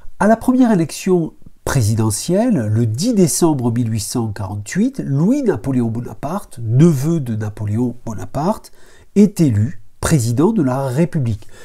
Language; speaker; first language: French; native; French